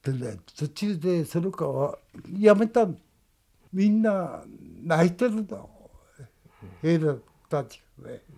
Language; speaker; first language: Japanese; native; Japanese